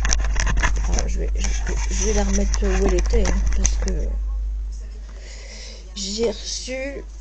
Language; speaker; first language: French; native; French